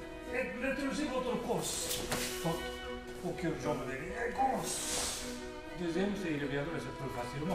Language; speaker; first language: French; non-native, learner; Japanese